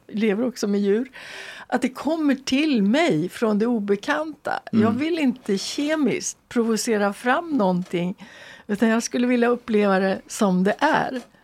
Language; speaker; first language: Swedish; native; Swedish